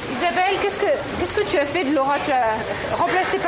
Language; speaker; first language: French; native; French